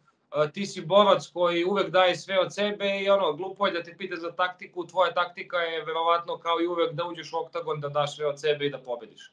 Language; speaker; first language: Serbian; native; Serbian